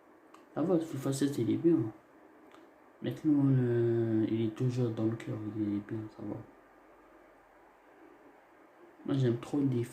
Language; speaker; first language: French; non-native, learner; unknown